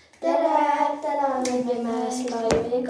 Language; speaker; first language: Estonian; early bilingual, heritage; Estonian